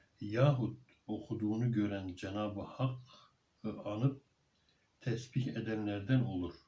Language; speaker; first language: Turkish; native; Turkish